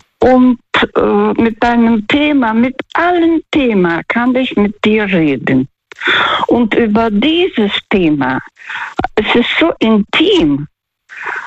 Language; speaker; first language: German; non-native, fluent; Russian